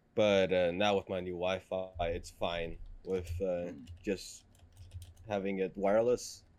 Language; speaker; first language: English; non-native, fluent; Danish